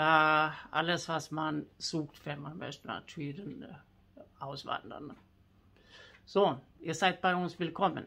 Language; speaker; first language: German; non-native, fluent; Swedish